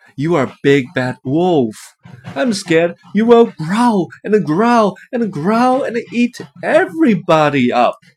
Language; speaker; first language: English; non-native, fluent; Chinese